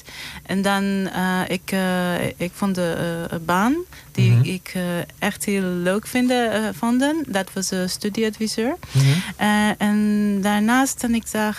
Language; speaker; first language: Dutch; non-native, learner; Greek